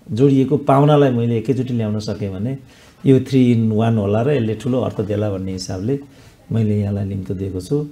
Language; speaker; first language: Nepali; native; Nepali